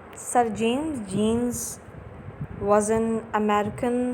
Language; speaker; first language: English; non-native, local second language; Urdu